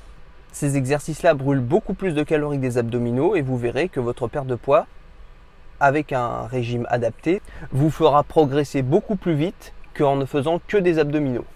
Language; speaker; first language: French; native; French